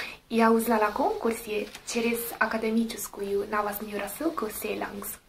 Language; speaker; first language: Russian; non-native, fluent; Italian